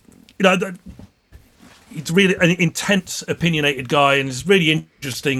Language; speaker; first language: English; native; English